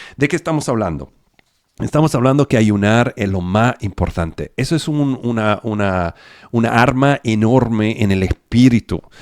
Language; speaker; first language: Spanish; non-native, fluent; Italian